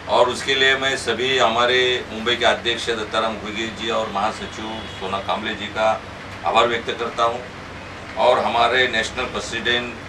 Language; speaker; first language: Hindi; non-native, local second language; Marathi